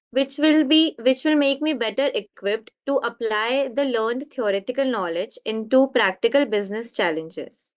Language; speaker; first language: English; non-native, local second language; Hindi